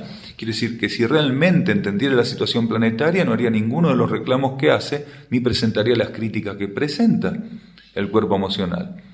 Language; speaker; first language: Spanish; native; Spanish